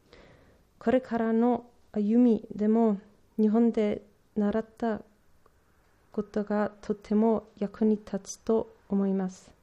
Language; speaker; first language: Japanese; non-native, learner; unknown